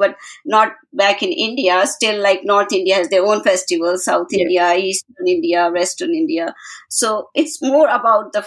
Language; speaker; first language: English; non-native, local second language; Hindi